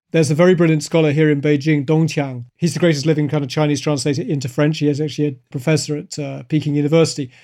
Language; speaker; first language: English; native; English